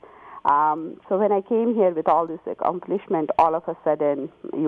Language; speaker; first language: English; non-native, local second language; Hindi